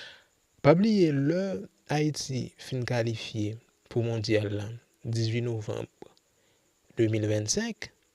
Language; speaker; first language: French; non-native, local second language; Haitian Creole